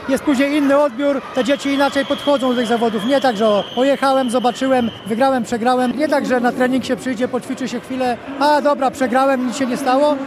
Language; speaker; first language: Polish; native; Polish